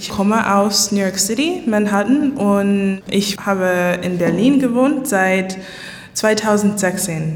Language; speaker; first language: German; non-native, learner; English